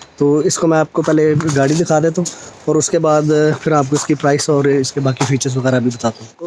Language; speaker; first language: Urdu; native; Urdu